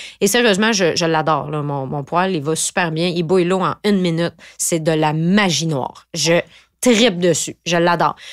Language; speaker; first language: French; native; French